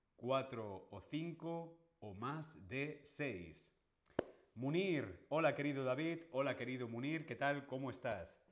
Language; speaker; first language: Spanish; native; Spanish